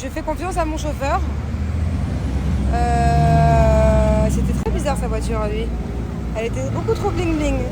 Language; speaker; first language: French; native; French